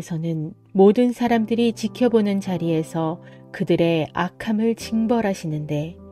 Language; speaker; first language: Korean; native; Korean